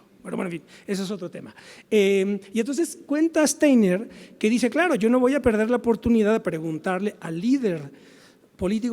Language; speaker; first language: Spanish; native; Spanish